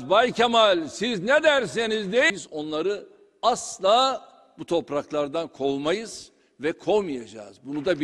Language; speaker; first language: Turkish; native; Turkish